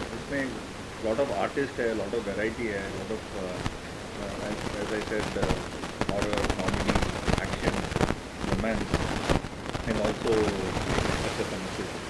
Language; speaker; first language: Hindi; non-native, local second language; Tamil